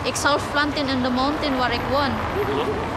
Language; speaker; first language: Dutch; non-native, learner; Cebuano